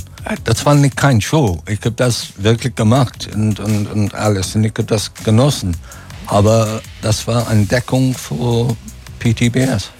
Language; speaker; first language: German; non-native, fluent; English